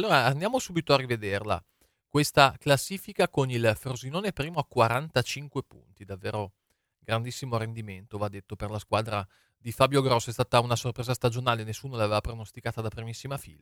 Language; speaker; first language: Italian; native; Italian